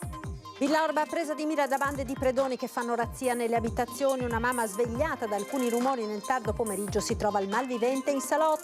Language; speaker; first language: Italian; native; Italian